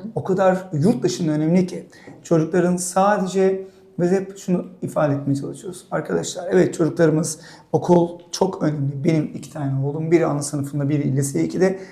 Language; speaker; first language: Turkish; native; Turkish